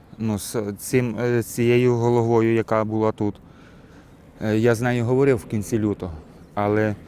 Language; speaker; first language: Ukrainian; native; Ukrainian